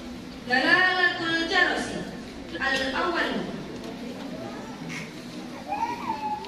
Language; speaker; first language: Arabic; non-native, learner; Indonesian